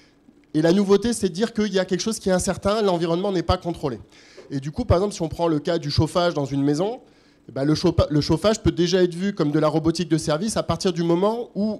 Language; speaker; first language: French; native; French